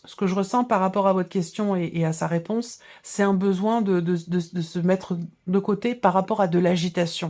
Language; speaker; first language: French; native; French